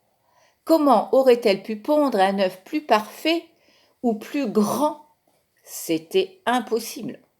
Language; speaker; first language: French; native; French